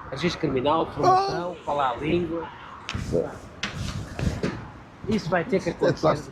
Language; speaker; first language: Portuguese; native; Portuguese